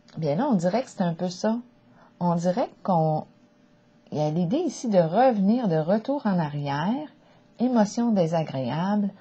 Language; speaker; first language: French; native; French